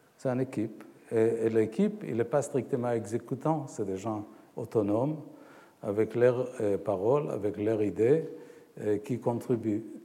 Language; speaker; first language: French; non-native, fluent; Hebrew